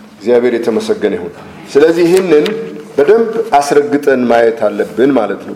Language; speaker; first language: Amharic; native; Amharic